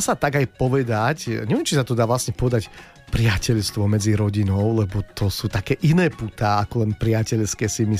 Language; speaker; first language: Slovak; native; Slovak